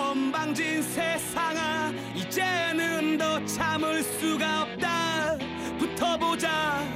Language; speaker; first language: Korean; native; Korean